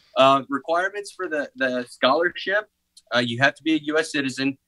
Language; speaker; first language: English; native; English